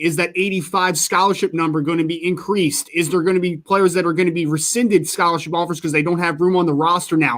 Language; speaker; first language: English; native; English